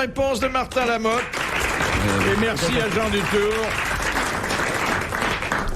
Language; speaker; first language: French; native; French